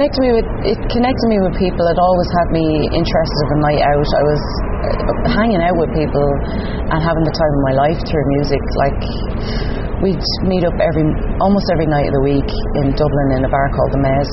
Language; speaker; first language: English; native; English